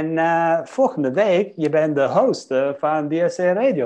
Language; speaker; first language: Dutch; non-native, fluent; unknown